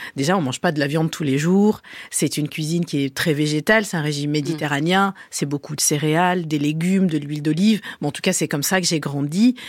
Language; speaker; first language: French; early bilingual, other home language; Arabic